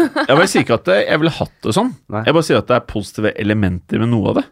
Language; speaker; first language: Norwegian; native; Norwegian